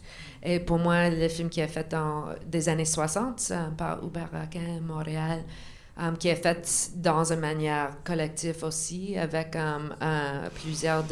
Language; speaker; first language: French; non-native, local second language; English